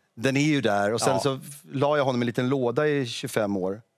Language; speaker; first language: Swedish; native; Swedish